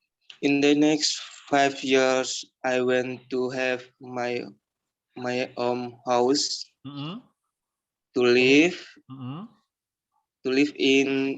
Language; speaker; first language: English; non-native, learner; Indonesian